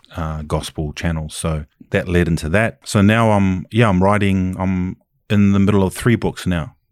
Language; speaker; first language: English; native; English